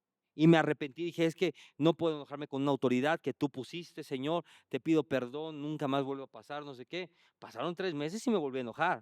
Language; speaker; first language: Spanish; native; Spanish